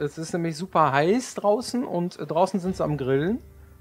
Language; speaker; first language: German; native; German